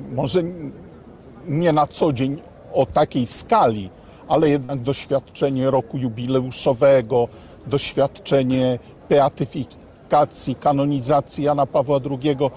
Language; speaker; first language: Polish; native; Polish